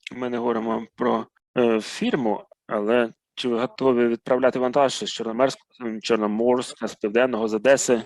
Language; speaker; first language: Ukrainian; non-native, fluent; Arabic